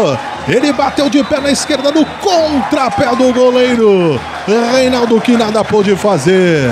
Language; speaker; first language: Portuguese; native; Portuguese